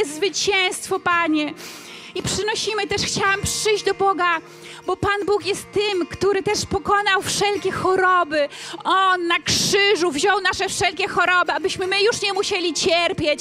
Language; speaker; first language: Polish; native; Polish